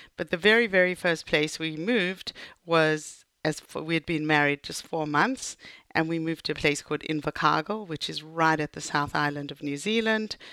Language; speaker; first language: English; native; English